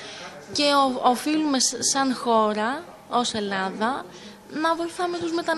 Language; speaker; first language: Greek; early bilingual, other home language; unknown